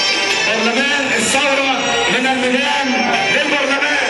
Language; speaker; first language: Arabic; native; Arabic